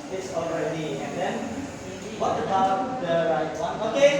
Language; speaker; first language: English; non-native, learner; Indonesian